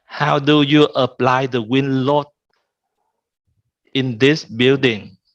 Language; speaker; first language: English; non-native, fluent; Vietnamese